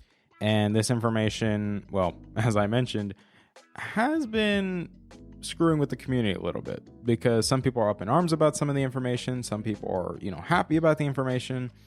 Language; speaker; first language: English; native; English